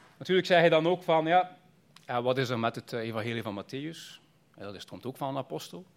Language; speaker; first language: Dutch; native; Dutch